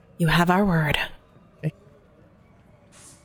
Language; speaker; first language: English; native; English